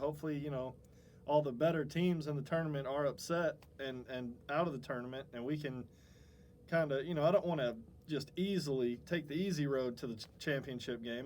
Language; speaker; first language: English; native; English